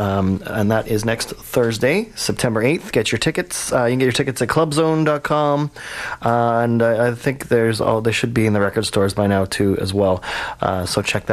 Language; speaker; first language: English; native; English